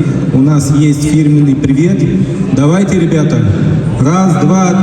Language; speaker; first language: Russian; non-native, local second language; Romanian